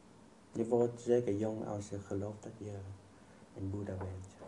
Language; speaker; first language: Dutch; non-native, fluent; Vietnamese